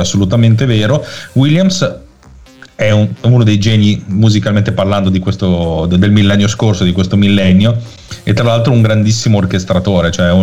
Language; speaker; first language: Italian; native; Italian